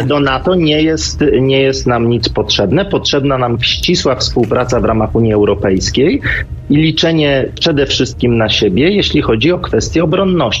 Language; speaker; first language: Polish; native; Polish